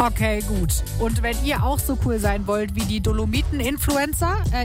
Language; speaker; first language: German; native; German